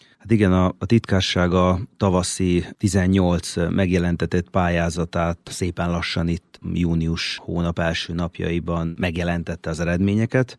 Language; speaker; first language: Hungarian; native; Hungarian